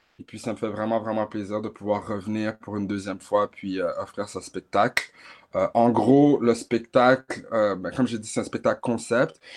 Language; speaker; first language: French; native; French